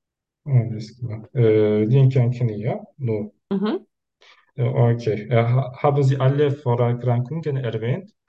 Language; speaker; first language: German; non-native, learner; Turkish